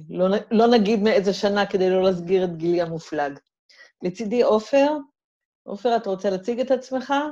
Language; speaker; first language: Hebrew; native; Hebrew